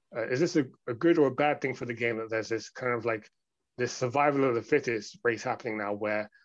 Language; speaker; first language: English; native; English